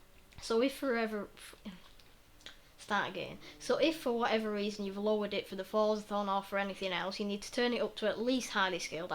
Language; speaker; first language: English; native; English